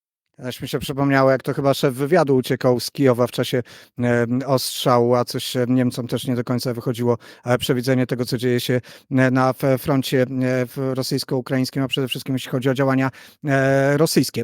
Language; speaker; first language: Polish; native; Polish